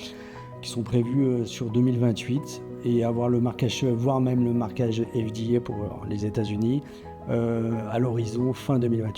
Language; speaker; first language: French; native; French